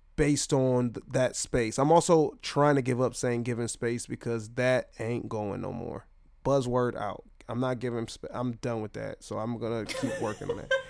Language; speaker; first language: English; native; English